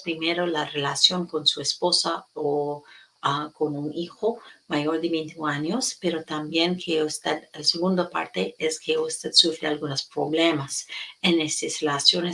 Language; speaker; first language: Spanish; non-native, fluent; English